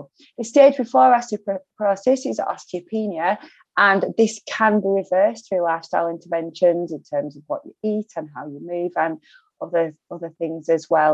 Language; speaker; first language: English; native; English